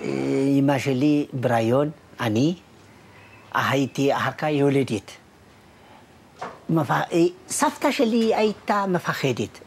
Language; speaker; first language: Hebrew; non-native, learner; Amharic